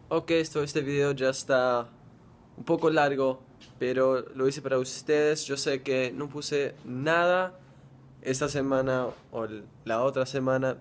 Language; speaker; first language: Spanish; early bilingual, heritage; Spanish